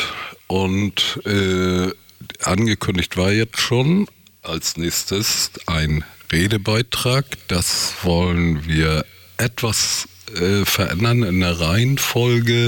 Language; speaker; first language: German; native; German